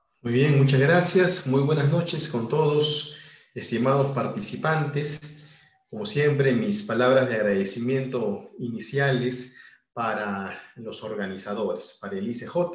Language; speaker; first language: Spanish; native; Spanish